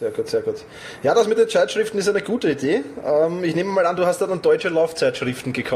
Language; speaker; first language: German; native; German